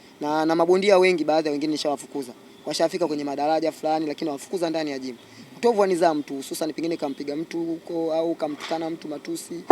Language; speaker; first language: Swahili; native; Swahili